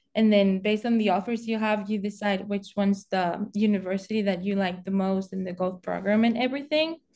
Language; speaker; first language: English; non-native, fluent; Spanish